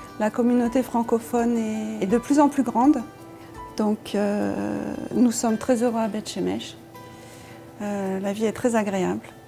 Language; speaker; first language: French; native; French